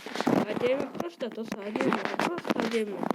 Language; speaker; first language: Russian; non-native, local second language; Kyrgyz